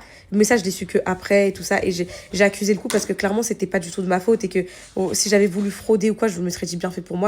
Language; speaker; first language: French; native; French